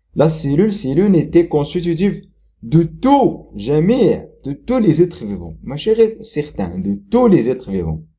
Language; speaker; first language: French; non-native, local second language; Arabic